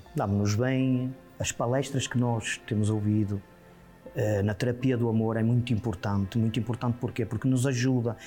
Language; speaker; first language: Portuguese; native; Portuguese